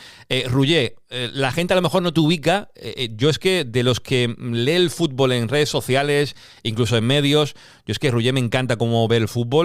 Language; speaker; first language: Spanish; native; Spanish